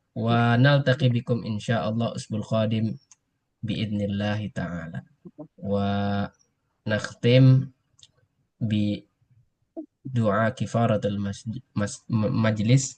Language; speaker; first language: Arabic; non-native, fluent; Indonesian